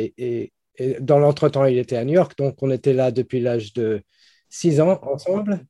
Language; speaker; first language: French; non-native, fluent; English